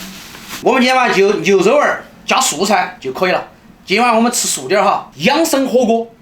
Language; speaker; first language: Chinese; native; Chinese